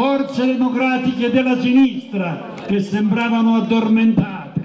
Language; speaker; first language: Italian; native; Italian